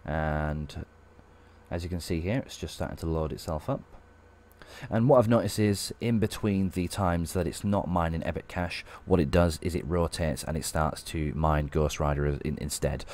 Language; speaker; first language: English; native; English